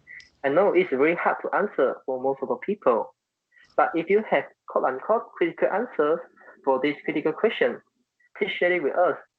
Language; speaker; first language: English; non-native, learner; Chinese